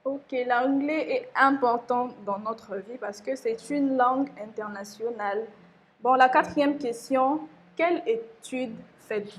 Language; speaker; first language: French; non-native, local second language; Lingala